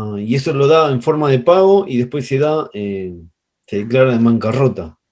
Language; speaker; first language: Spanish; native; Spanish